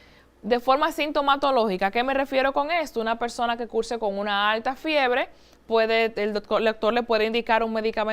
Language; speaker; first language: Spanish; native; Spanish